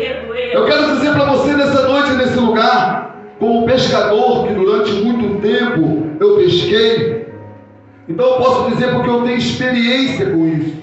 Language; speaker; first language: Portuguese; native; Portuguese